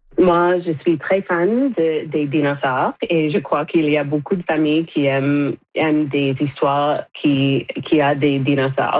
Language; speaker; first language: French; non-native, fluent; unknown